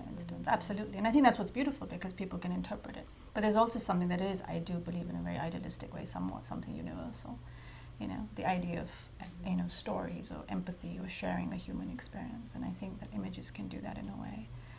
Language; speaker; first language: English; non-native, local second language; Hindi